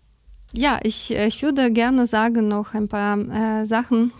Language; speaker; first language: German; non-native, learner; Ukrainian